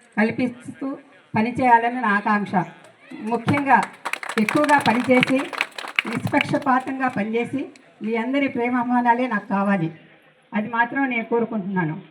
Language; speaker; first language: Telugu; native; Telugu